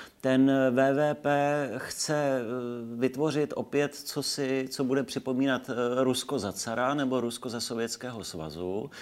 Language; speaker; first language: Czech; native; Czech